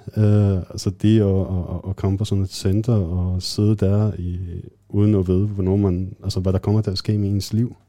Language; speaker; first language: Danish; non-native, fluent; Arabic